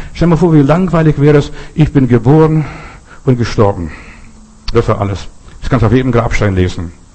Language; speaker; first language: German; native; German